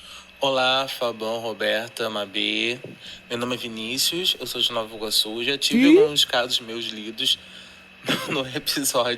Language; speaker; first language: Portuguese; native; Portuguese